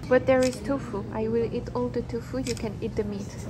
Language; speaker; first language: English; non-native, learner; French